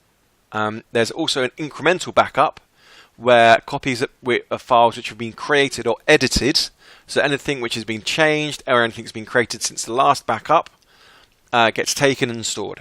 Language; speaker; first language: English; native; English